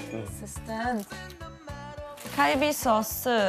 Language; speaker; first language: Korean; non-native, learner; German